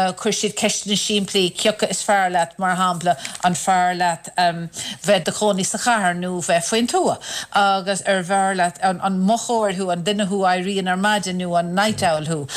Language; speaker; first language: Irish; non-native, local second language; English